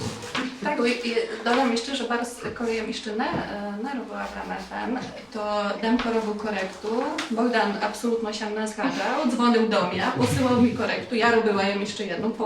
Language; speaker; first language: Polish; non-native, local second language; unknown